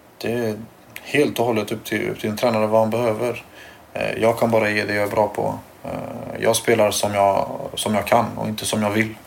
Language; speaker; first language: Swedish; early bilingual, other home language; Albanian